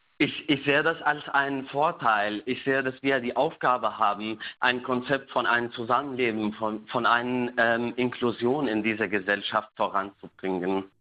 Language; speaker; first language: German; non-native, fluent; Arabic